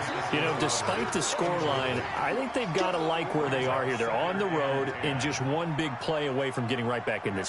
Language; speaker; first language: English; native; English